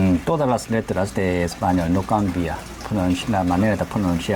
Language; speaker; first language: Spanish; non-native, learner; Korean